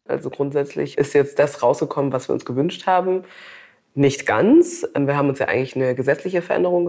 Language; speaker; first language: German; native; German